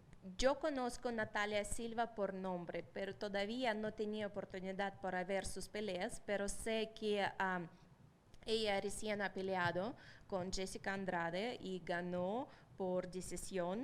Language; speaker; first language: Spanish; non-native, fluent; Russian